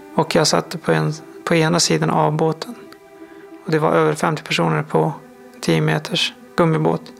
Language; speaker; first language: Swedish; non-native, fluent; Persian